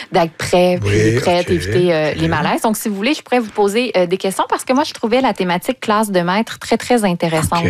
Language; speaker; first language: French; native; French